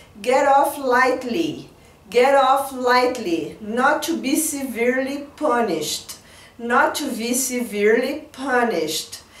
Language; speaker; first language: English; non-native, fluent; Portuguese